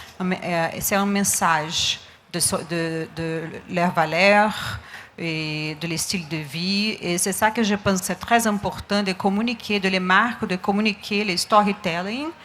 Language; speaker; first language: French; non-native, learner; Portuguese